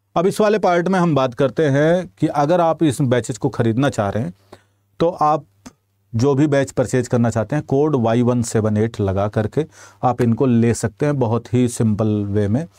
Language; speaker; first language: Hindi; native; Hindi